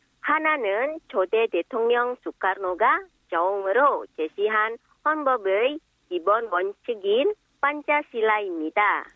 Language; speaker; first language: Korean; non-native, fluent; Indonesian